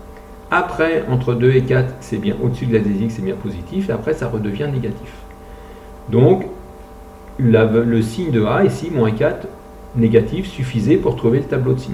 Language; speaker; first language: French; native; French